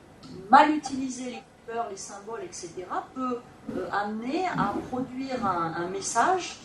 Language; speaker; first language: French; native; French